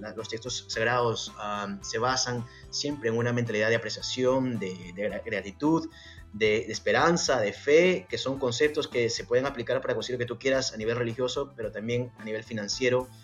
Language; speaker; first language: Spanish; native; Spanish